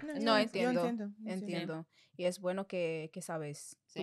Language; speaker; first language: Spanish; non-native, learner; English